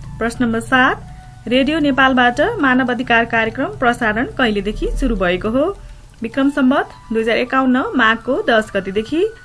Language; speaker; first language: Nepali; native; Nepali